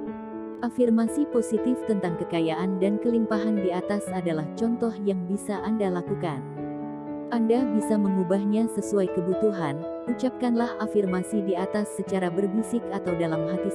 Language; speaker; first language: Indonesian; native; Indonesian